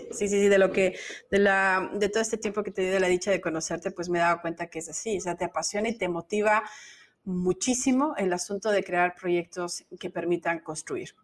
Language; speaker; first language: Spanish; native; Spanish